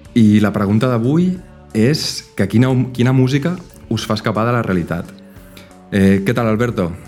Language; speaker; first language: Catalan; native; Catalan